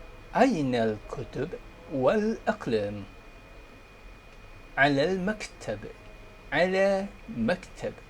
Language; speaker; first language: Arabic; non-native, fluent; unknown